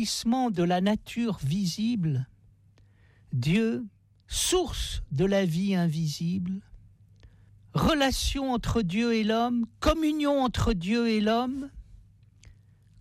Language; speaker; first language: French; native; French